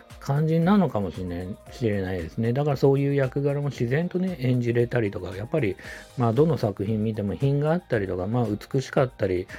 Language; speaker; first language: Japanese; native; Japanese